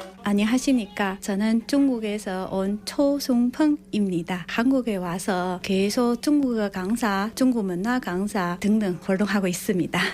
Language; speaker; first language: Korean; non-native, local second language; Chinese